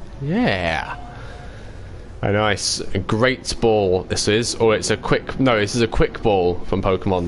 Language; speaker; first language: English; native; English